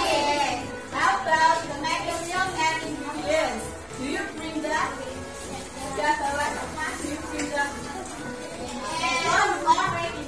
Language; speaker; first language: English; non-native, fluent; Indonesian